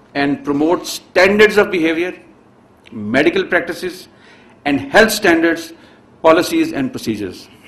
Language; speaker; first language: English; non-native, local second language; Urdu